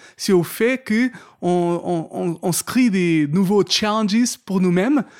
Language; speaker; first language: French; non-native, fluent; Portuguese